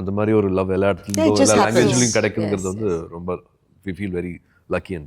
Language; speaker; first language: Tamil; native; Tamil